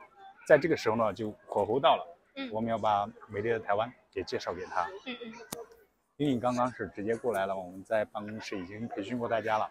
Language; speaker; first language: Chinese; native; Chinese